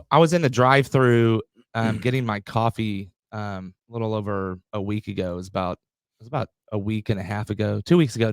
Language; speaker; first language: English; native; English